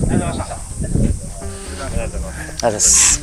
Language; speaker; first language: Japanese; native; Japanese